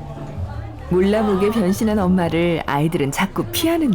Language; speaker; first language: Korean; native; Korean